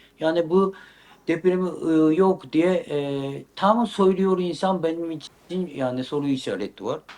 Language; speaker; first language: Turkish; non-native, learner; Japanese